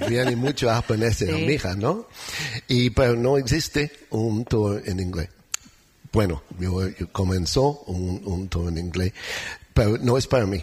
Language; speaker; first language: Spanish; non-native, learner; English